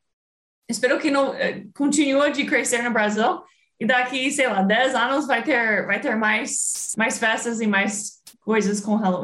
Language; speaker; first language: Portuguese; non-native, fluent; English